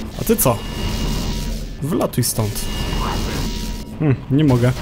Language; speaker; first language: Polish; native; Polish